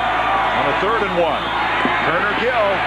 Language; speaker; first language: English; native; English